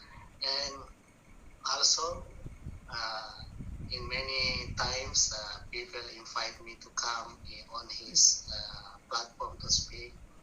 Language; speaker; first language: English; non-native, learner; Indonesian